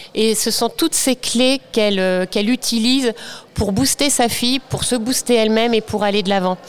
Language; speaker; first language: French; native; French